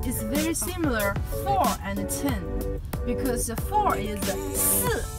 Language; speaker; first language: English; non-native, learner; Chinese